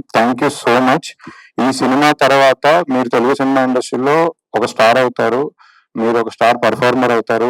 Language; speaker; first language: Telugu; native; Telugu